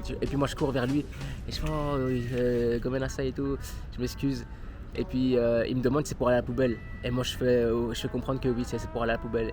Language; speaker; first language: French; native; French